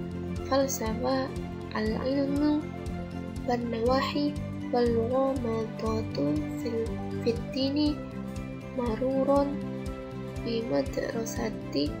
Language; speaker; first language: Arabic; non-native, learner; Indonesian